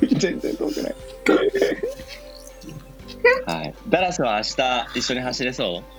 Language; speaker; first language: Japanese; native; Japanese